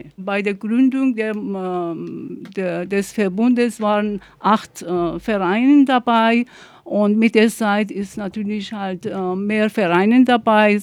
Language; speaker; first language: German; non-native, fluent; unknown